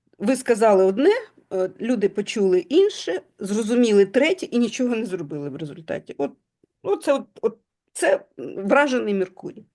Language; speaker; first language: Ukrainian; non-native, local second language; Russian